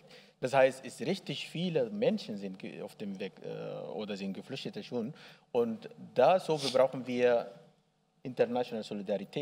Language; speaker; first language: German; non-native, learner; Arabic